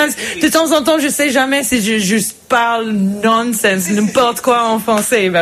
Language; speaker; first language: French; non-native, fluent; English